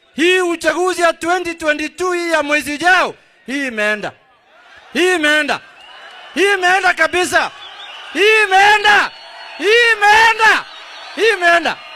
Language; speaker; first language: Swahili; native; Swahili